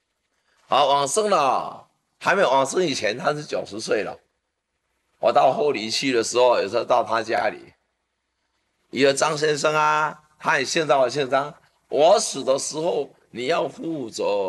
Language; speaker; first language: Chinese; native; Chinese